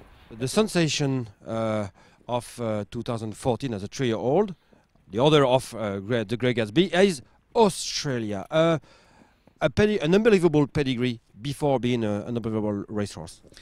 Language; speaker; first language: English; non-native, fluent; French